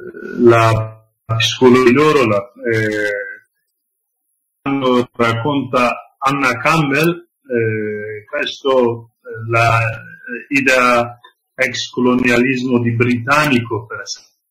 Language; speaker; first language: Italian; non-native, learner; Kurdish